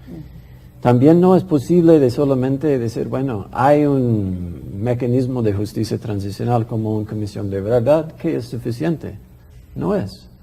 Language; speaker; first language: Spanish; non-native, fluent; English